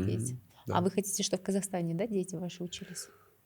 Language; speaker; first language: Russian; non-native, local second language; Kazakh